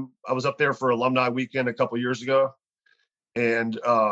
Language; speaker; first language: English; native; English